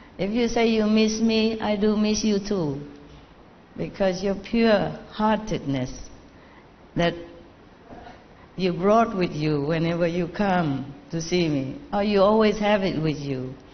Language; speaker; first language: English; non-native, fluent; Vietnamese